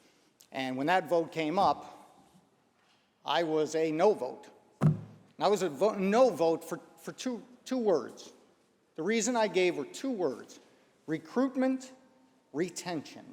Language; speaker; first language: English; native; English